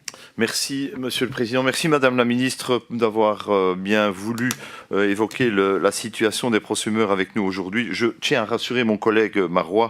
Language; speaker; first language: French; native; French